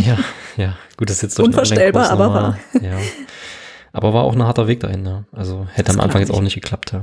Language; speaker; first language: German; native; German